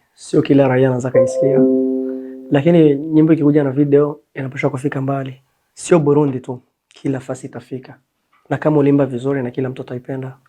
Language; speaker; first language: Swahili; native; Swahili